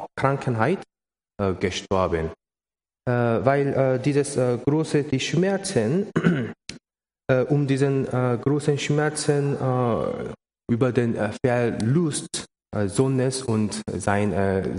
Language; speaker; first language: German; non-native, learner; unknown